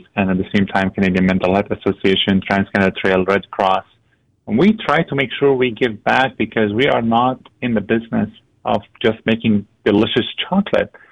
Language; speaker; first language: English; non-native, fluent; Arabic